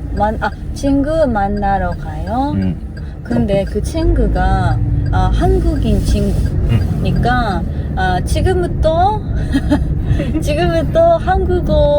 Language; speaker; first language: Korean; non-native, learner; Japanese